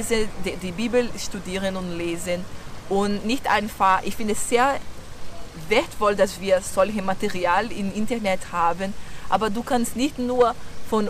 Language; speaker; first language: German; non-native, fluent; Portuguese